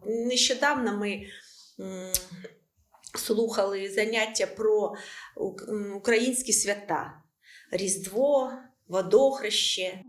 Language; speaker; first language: Ukrainian; non-native, local second language; Russian